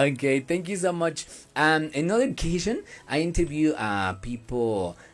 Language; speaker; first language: English; non-native, learner; Spanish